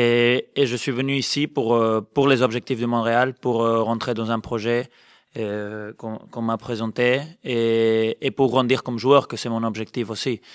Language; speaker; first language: French; non-native, fluent; Spanish